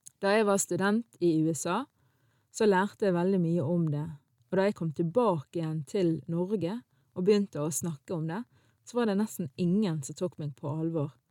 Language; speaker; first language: Norwegian; early bilingual, other home language; Arabic